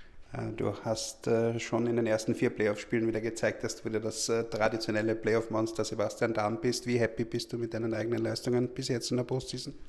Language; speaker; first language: German; native; German